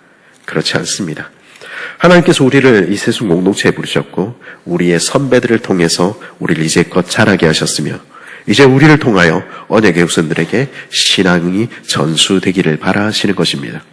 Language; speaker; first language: Korean; native; Korean